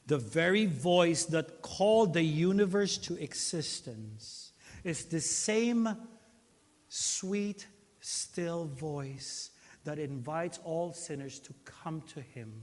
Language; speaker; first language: English; non-native, local second language; Filipino